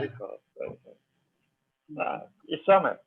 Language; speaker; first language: English; non-native, learner; Spanish